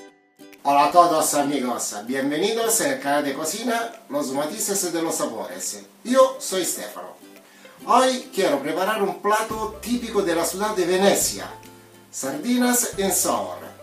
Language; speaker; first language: Spanish; non-native, fluent; Italian